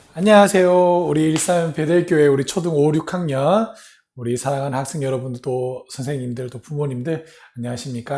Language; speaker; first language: Korean; native; Korean